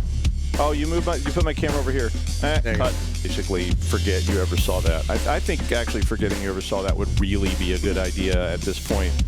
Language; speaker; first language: English; native; English